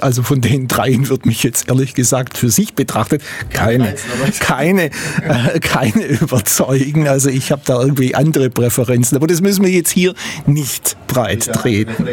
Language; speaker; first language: German; native; German